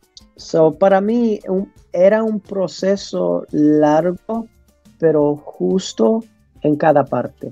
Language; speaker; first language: Spanish; early bilingual, heritage; English